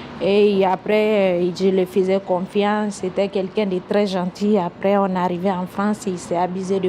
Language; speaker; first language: French; non-native, local second language; Mandingo